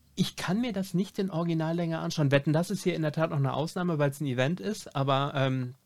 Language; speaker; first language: German; native; German